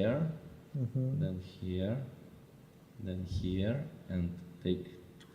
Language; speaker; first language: English; non-native, fluent; Ukrainian